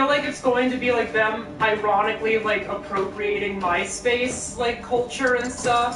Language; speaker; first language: English; native; English